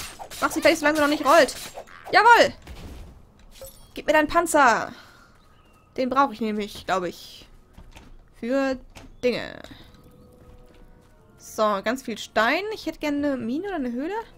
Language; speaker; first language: German; native; German